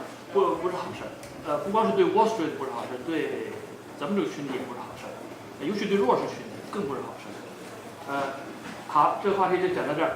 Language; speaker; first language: Chinese; native; Chinese